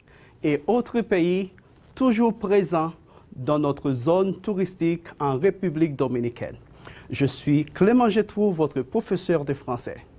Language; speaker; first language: French; non-native, fluent; Spanish